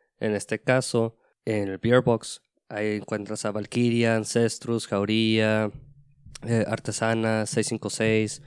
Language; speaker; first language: Spanish; native; Spanish